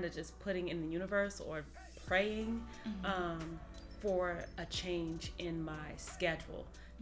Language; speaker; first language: English; native; English